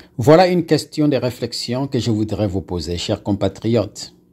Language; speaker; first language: French; non-native, local second language; Lingala